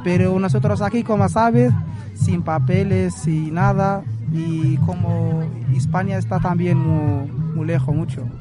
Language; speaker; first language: Spanish; non-native, learner; Arabic